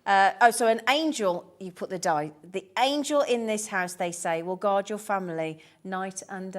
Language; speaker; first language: English; native; English